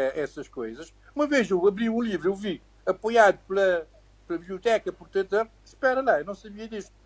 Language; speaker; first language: Portuguese; native; Portuguese